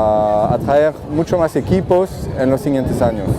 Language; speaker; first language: Spanish; non-native, fluent; French